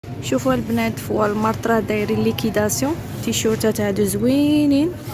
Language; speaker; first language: Arabic; native; Arabic